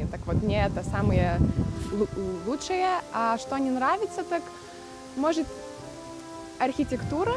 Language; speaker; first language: Russian; non-native, local second language; Lithuanian